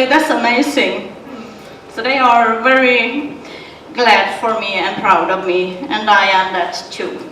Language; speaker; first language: English; non-native, learner; Swedish